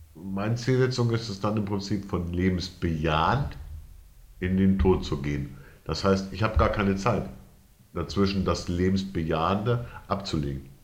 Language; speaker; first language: German; native; German